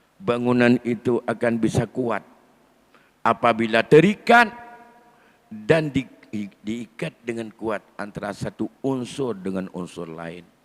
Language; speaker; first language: Malay; non-native, local second language; Achinese